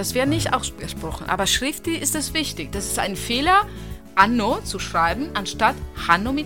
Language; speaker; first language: German; non-native, fluent; Italian